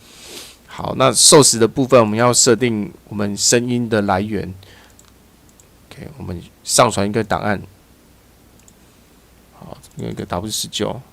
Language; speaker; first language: Chinese; native; Chinese